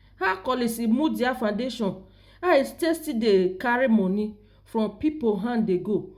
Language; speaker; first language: Nigerian Pidgin; non-native, local second language; Yoruba